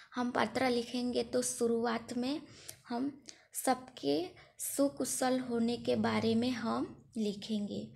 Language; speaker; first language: Hindi; non-native, local second language; Gujarati